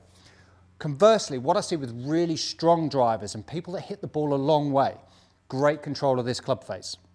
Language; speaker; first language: English; native; English